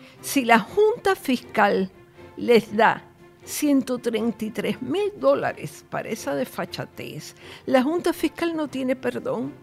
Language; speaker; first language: Spanish; native; Spanish